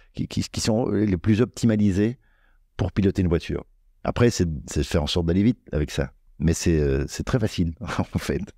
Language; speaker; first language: French; native; French